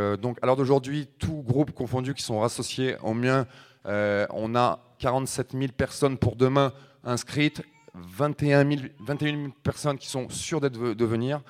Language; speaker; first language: French; native; French